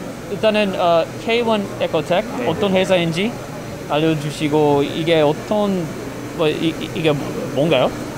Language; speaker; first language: Korean; non-native, learner; English